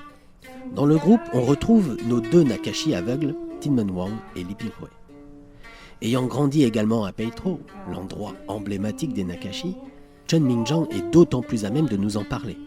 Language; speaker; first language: French; native; French